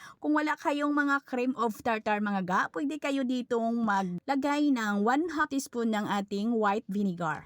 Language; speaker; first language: Filipino; non-native, local second language; Cebuano